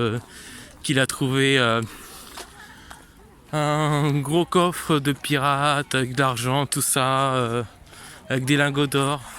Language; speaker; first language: French; native; French